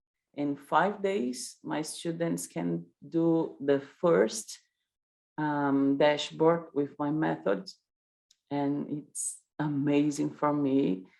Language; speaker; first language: English; non-native, learner; Portuguese